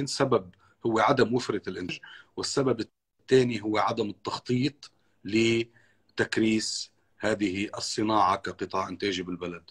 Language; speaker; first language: Arabic; native; Arabic